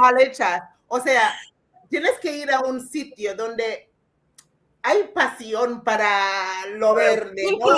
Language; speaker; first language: Spanish; non-native, fluent; English